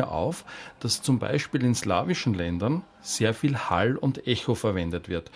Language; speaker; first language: German; native; German